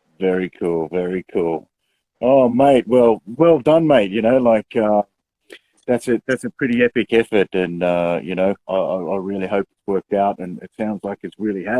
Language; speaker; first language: English; native; English